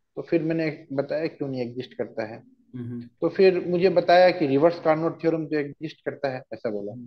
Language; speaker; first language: Hindi; native; Hindi